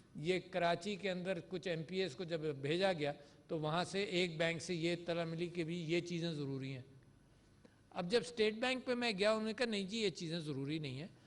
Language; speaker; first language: Urdu; native; Urdu